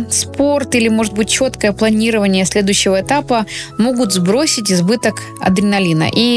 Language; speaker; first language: Russian; native; Russian